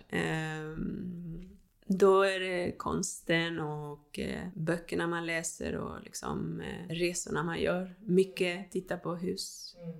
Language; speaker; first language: Swedish; non-native, fluent; Spanish